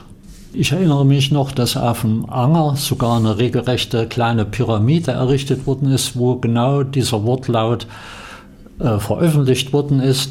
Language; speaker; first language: German; native; German